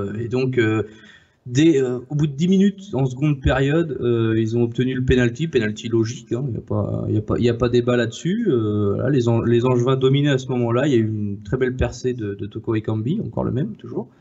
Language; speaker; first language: French; native; French